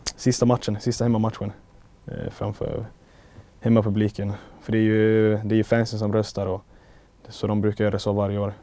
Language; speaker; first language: Swedish; native; Swedish